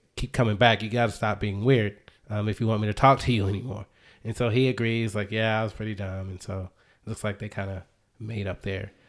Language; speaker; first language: English; native; English